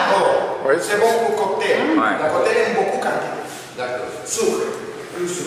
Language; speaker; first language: French; non-native, learner; Spanish